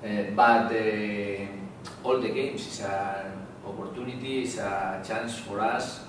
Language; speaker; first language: English; non-native, learner; Spanish